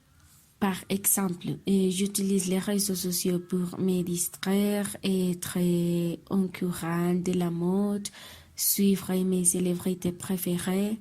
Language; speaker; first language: French; non-native, learner; Spanish